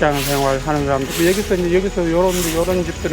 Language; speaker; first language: Korean; native; Korean